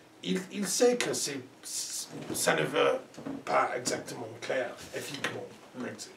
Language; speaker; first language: French; non-native, learner; English